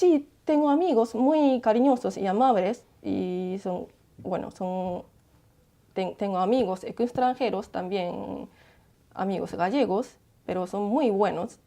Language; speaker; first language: Spanish; non-native, learner; Japanese